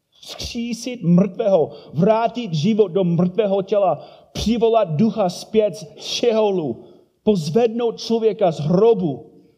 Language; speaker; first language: Czech; non-native, fluent; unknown